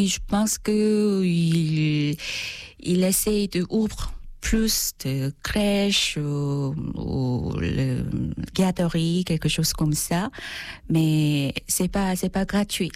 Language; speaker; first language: French; non-native, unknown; Korean